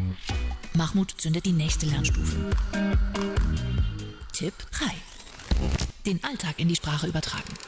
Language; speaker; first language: German; native; German